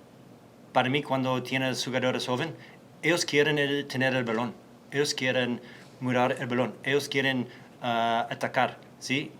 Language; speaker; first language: Spanish; non-native, learner; English